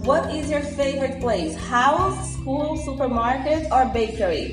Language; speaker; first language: English; non-native, fluent; Portuguese